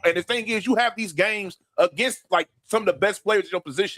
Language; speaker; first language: English; native; English